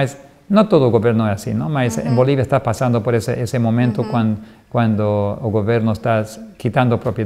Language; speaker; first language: Portuguese; non-native, fluent; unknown